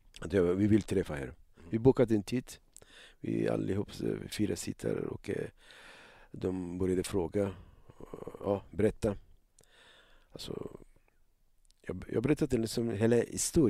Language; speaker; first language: Swedish; non-native, learner; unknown